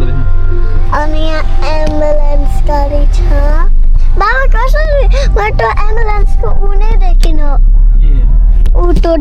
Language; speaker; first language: Nepali; early bilingual, heritage; Nepali